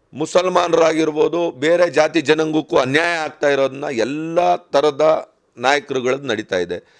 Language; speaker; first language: Kannada; non-native, local second language; Urdu